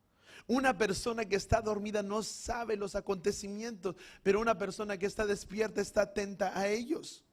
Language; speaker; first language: Spanish; native; Spanish